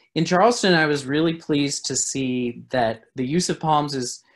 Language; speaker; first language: English; native; English